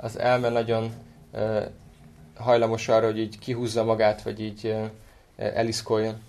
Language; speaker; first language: Hungarian; native; Hungarian